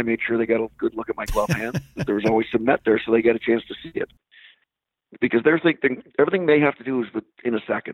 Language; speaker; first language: English; native; English